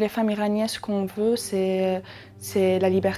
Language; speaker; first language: French; non-native, fluent; Persian